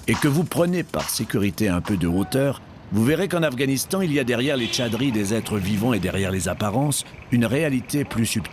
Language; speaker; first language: French; native; French